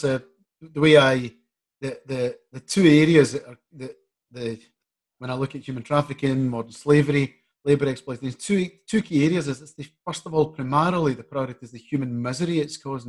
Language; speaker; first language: English; native; English